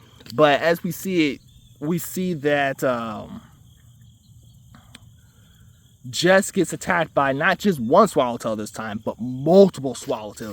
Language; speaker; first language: English; native; English